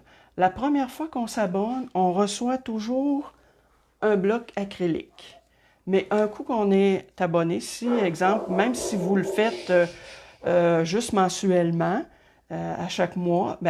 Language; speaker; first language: French; native; French